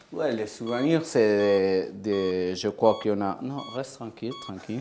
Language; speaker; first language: French; non-native, fluent; Spanish